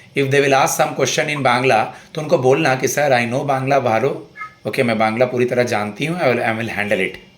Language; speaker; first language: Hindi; native; Hindi